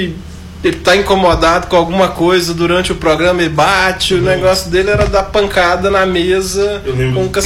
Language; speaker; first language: Portuguese; native; Portuguese